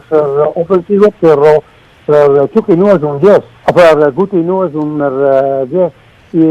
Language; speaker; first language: Spanish; non-native, fluent; Dutch